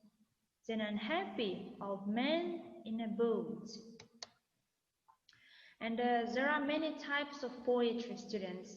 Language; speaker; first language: English; non-native, fluent; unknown